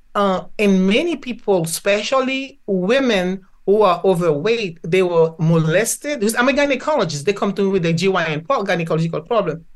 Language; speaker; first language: English; non-native, fluent; Haitian Creole